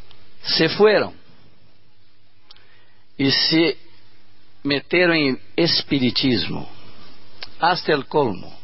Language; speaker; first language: Spanish; non-native, learner; Portuguese